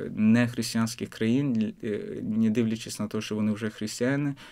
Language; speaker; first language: Ukrainian; non-native, fluent; Azerbaijani